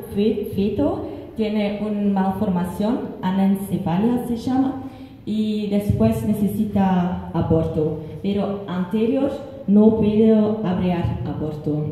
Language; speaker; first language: Spanish; non-native, learner; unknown